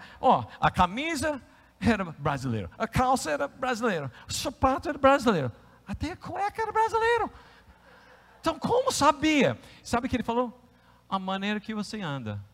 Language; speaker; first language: Portuguese; non-native, fluent; English